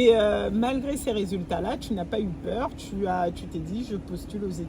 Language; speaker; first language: French; native; French